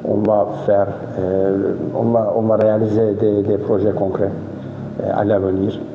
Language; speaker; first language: French; non-native, fluent; Turkish